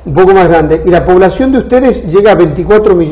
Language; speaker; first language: Spanish; native; Spanish